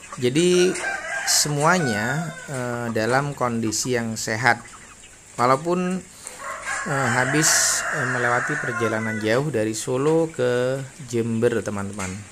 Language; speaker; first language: Indonesian; native; Indonesian